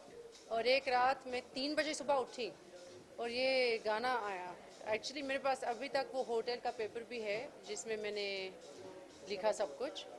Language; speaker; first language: Hindi; early bilingual, heritage; English